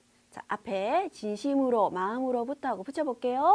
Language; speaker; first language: Korean; native; Korean